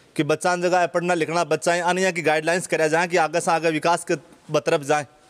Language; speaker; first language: Hindi; native; Hindi